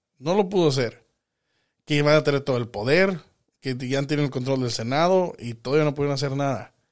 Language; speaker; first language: Spanish; early bilingual, heritage; Spanish